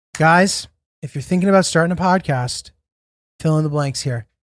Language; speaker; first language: English; early bilingual, other home language; Italian